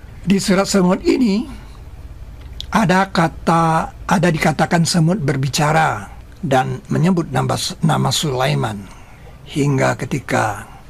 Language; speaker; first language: Indonesian; native; Indonesian